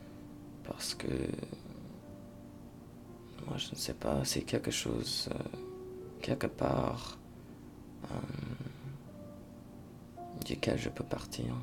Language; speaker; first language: French; non-native, fluent; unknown